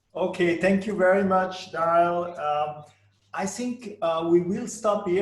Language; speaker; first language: English; non-native, fluent; French